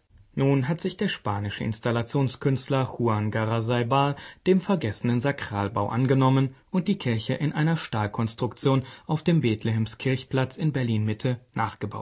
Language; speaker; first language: German; native; German